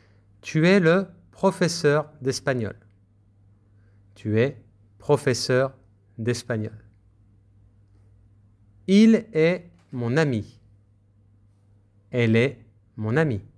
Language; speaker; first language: French; non-native, fluent; Spanish